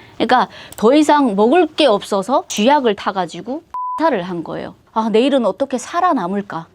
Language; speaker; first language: Korean; native; Korean